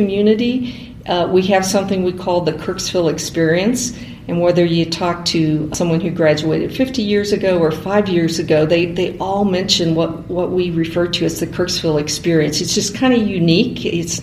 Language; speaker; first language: English; native; English